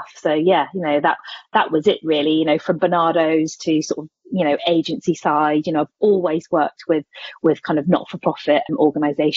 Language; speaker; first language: English; native; English